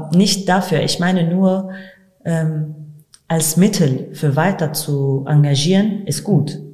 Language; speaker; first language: German; non-native, fluent; Arabic